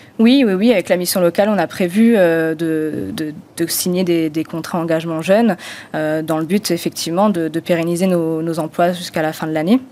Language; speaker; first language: French; non-native, fluent; Romanian